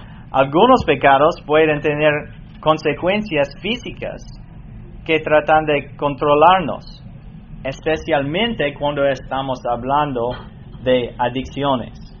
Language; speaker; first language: Spanish; non-native, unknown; English